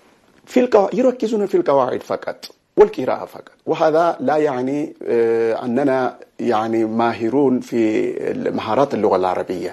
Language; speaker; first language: Arabic; non-native, fluent; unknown